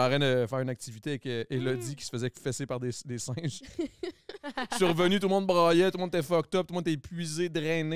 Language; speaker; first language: French; native; French